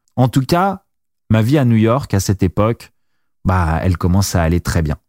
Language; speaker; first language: French; native; French